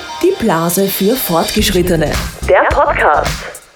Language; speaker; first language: German; native; German